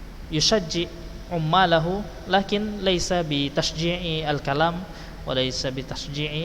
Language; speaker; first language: Arabic; non-native, fluent; Indonesian